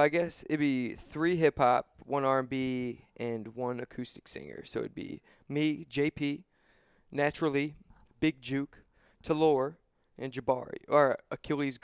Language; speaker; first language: English; native; English